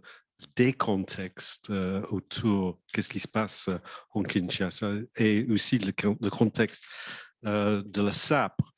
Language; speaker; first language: French; non-native, fluent; English